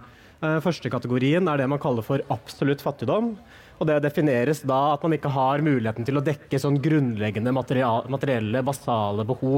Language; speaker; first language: Norwegian; native; Norwegian